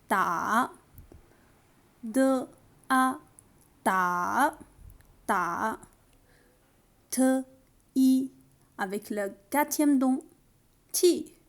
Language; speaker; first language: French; non-native, learner; Chinese